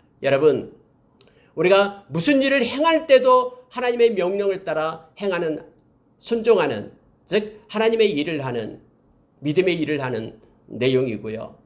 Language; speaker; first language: Korean; native; Korean